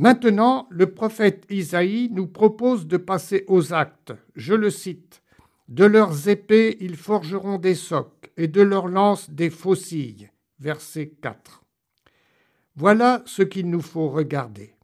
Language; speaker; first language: French; native; French